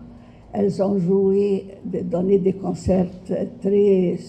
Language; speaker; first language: French; non-native, fluent; Arabic